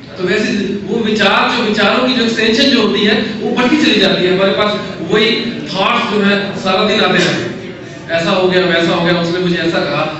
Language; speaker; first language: Hindi; native; Hindi